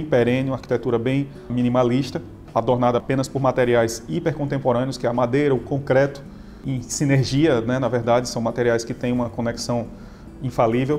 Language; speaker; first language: Portuguese; native; Portuguese